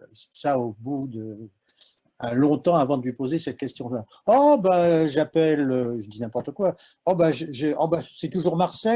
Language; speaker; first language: French; native; French